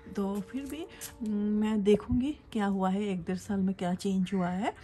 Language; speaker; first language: Hindi; non-native, local second language; Assamese